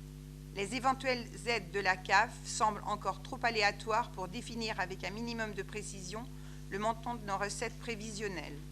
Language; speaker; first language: French; native; French